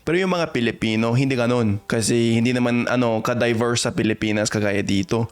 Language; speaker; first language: Filipino; non-native, fluent; English